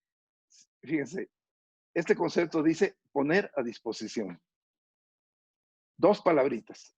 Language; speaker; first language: Spanish; native; Spanish